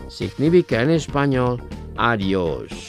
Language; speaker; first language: Spanish; non-native, fluent; Indonesian